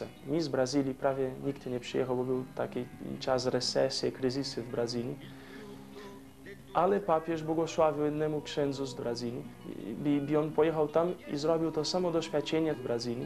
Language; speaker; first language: Polish; non-native, fluent; Portuguese